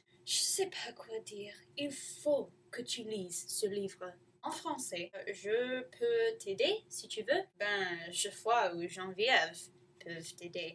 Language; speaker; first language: French; non-native, learner; English